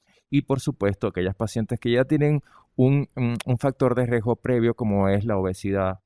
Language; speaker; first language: Spanish; native; Spanish